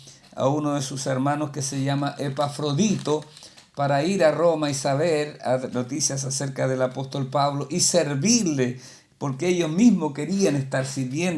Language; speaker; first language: Spanish; native; Spanish